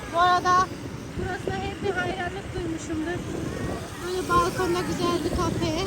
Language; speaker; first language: Turkish; non-native, fluent; Urdu